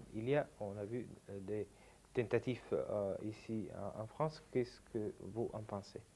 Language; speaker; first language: French; non-native, fluent; Italian